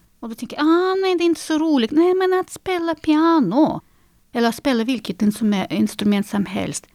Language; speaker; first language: Swedish; non-native, fluent; Russian